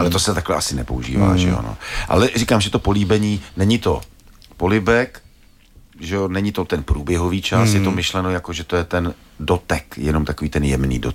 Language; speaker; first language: Czech; native; Czech